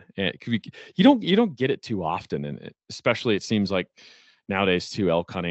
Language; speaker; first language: English; native; English